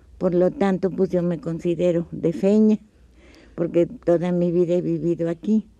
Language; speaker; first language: Spanish; native; Spanish